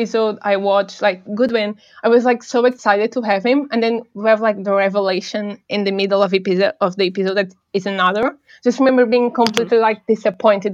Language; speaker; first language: English; non-native, fluent; Portuguese